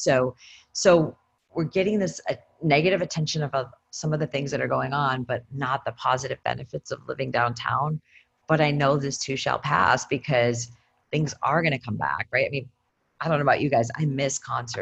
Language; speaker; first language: English; native; English